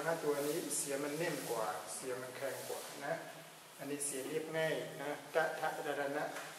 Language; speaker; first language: Thai; non-native, fluent; Burmese